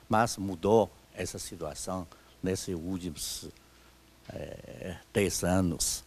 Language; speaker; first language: Portuguese; non-native, fluent; Chinese